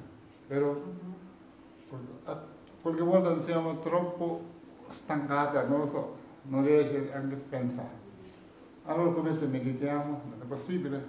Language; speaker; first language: Italian; non-native, learner; Tibetan